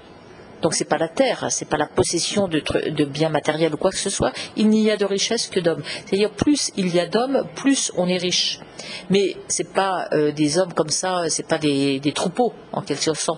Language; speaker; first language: French; native; French